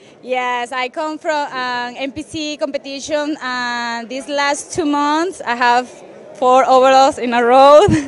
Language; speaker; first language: English; non-native, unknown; Spanish